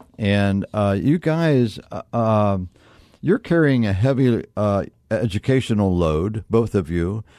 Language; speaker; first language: English; native; English